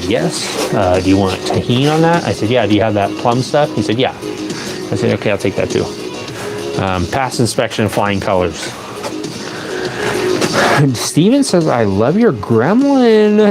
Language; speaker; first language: English; native; English